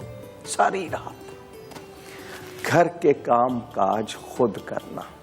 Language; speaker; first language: Urdu; native; Urdu